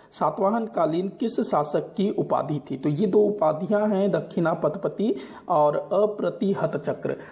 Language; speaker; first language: Hindi; non-native, local second language; Marathi